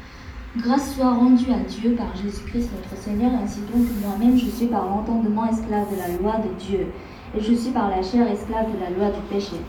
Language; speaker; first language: French; non-native, fluent; Korean